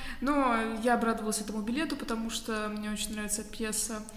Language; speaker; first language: Russian; native; Russian